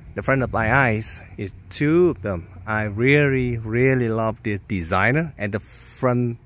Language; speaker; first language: English; non-native, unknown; Vietnamese